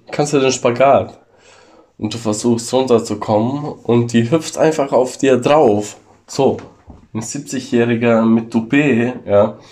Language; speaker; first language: German; non-native, local second language; Ladin